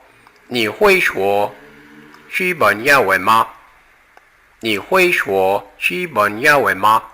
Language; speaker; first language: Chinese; non-native, learner; Portuguese